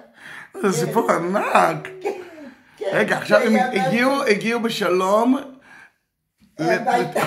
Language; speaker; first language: Hebrew; native; Hebrew